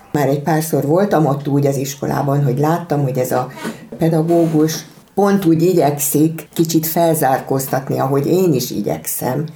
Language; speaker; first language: Hungarian; native; Hungarian